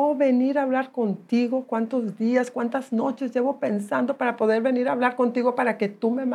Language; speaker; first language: Spanish; native; Spanish